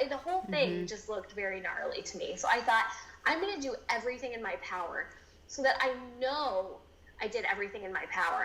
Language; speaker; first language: English; native; English